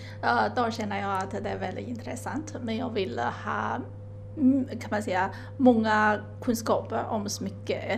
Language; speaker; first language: Swedish; non-native, fluent; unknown